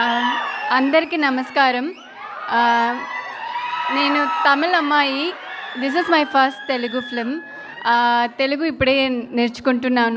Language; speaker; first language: Telugu; non-native, learner; Tamil